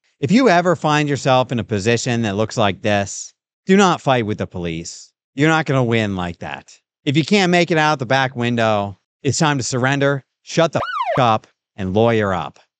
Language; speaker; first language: English; native; English